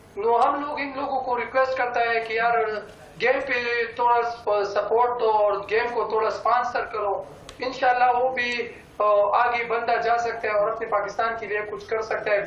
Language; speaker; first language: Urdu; non-native, local second language; Pashto